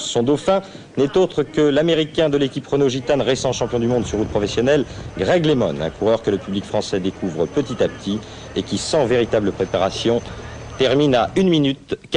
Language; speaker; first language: French; native; French